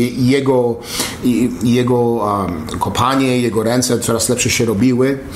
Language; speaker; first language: Polish; native; Polish